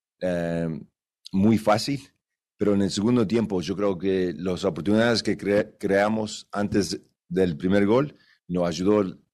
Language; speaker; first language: Spanish; early bilingual, other home language; English